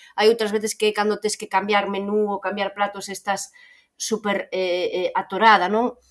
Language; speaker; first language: Galician; native; Galician